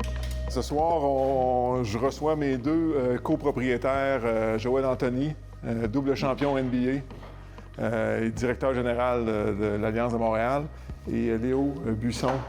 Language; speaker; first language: French; native; French